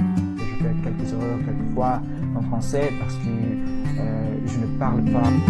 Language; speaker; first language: French; non-native, learner; Mongolian